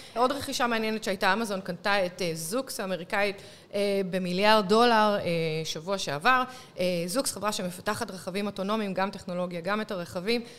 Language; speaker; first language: Hebrew; native; Hebrew